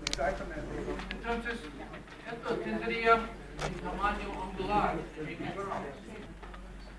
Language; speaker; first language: Spanish; non-native, fluent; English